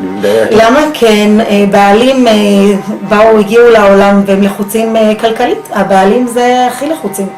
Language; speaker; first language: Hebrew; native; Hebrew